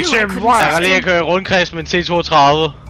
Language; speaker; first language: Danish; native; Danish